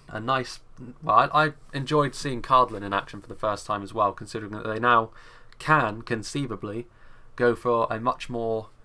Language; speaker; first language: English; native; English